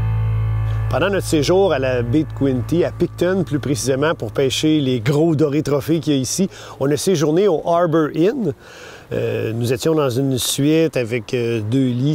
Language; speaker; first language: French; native; French